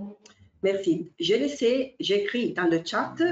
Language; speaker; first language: French; non-native, fluent; Italian